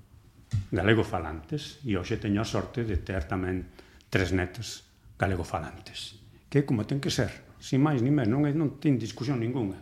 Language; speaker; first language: Galician; native; Galician